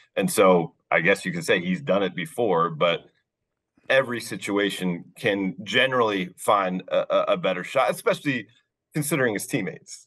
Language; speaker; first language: English; native; English